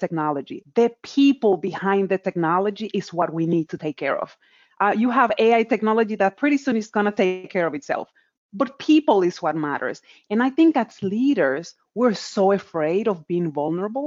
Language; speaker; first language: English; non-native, fluent; Spanish